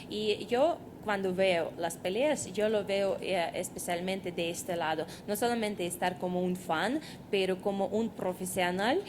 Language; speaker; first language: Spanish; non-native, fluent; Russian